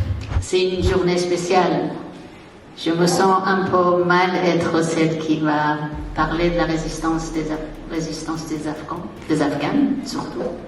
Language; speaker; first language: French; non-native, fluent; Persian